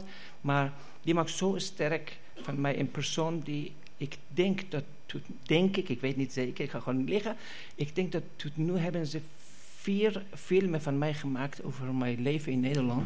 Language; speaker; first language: Dutch; non-native, fluent; Persian